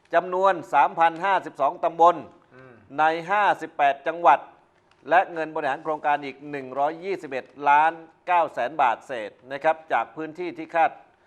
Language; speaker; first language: Thai; native; Thai